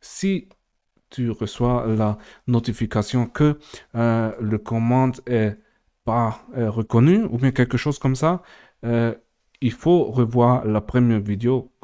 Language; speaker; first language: French; non-native, fluent; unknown